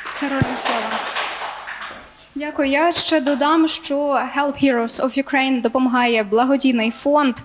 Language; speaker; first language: Ukrainian; native; Ukrainian